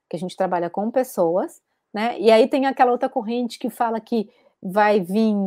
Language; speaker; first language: Portuguese; native; Portuguese